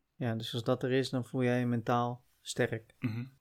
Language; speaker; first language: Dutch; native; Dutch